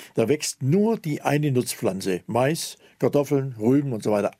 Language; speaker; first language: German; native; German